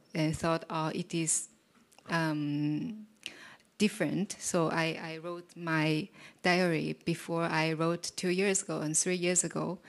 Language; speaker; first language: English; non-native, fluent; Japanese